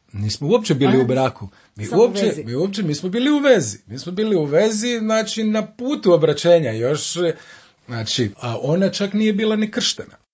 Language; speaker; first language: Croatian; native; Croatian